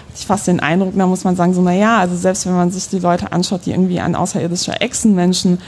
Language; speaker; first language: German; early bilingual, other home language; Polish